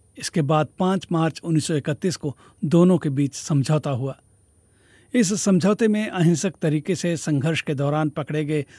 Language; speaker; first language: Hindi; native; Hindi